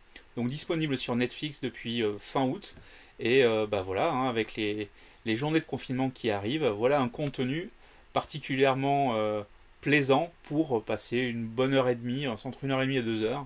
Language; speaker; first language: French; native; French